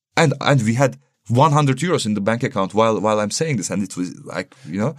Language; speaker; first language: English; non-native, fluent; Turkish